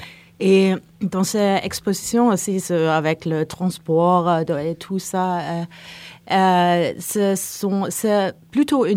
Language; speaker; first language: French; non-native, learner; Norwegian